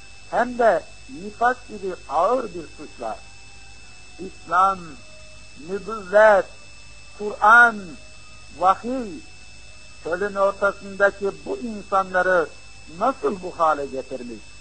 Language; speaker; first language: Turkish; native; Turkish